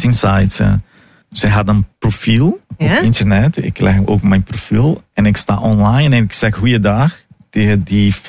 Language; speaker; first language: Dutch; non-native, learner; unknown